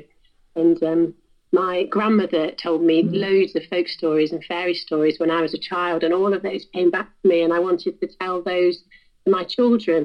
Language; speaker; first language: English; native; English